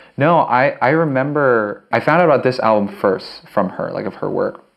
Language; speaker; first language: English; native; English